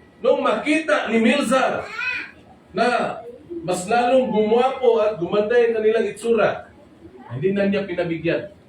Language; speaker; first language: Filipino; non-native, local second language; Cebuano